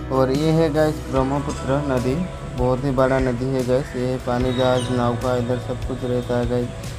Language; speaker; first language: Hindi; non-native, local second language; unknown